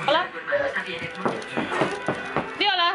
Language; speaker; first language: Spanish; early bilingual, heritage; English